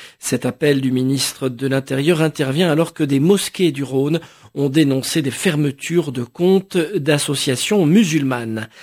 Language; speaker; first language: French; native; French